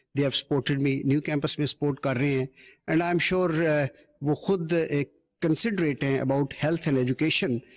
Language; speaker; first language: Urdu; non-native, local second language; Punjabi